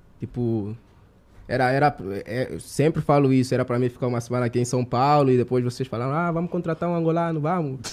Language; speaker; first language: Portuguese; native; Portuguese